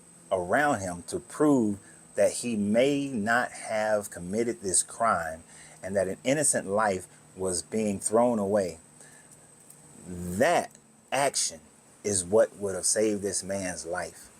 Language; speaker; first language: English; native; English